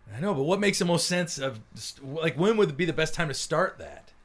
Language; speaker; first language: English; native; English